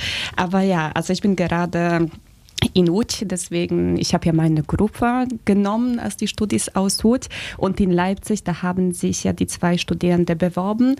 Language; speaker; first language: German; early bilingual, other home language; Polish